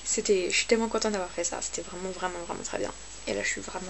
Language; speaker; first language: French; native; French